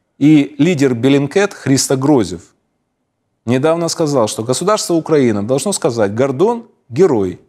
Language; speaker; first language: Russian; native; Russian